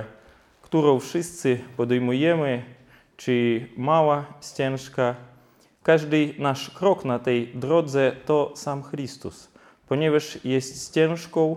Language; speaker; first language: Polish; non-native, fluent; Ukrainian